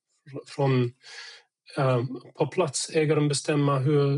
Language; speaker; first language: Swedish; non-native, fluent; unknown